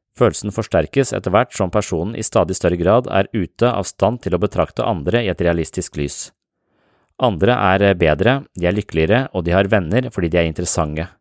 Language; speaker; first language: Norwegian; native; Norwegian